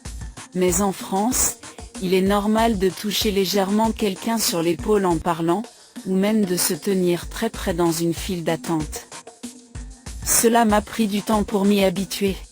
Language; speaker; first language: French; non-native, fluent; Thai